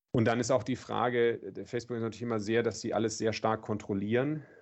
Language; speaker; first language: German; native; German